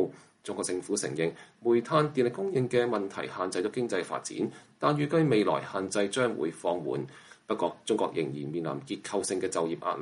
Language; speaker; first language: Chinese; native; Chinese